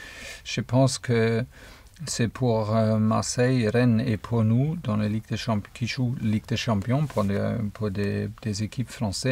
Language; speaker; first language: French; non-native, fluent; German